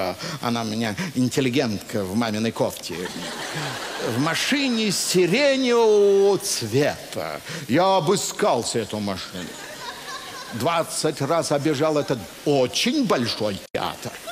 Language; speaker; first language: Russian; native; Russian